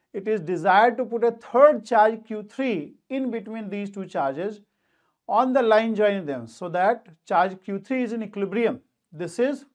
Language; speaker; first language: Hindi; native; Hindi